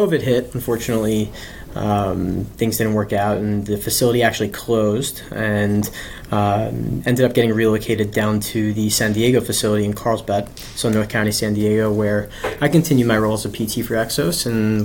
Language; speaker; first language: English; native; English